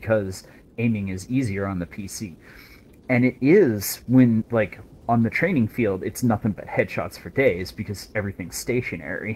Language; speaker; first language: English; native; English